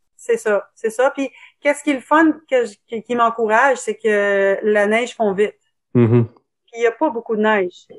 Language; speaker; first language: French; native; French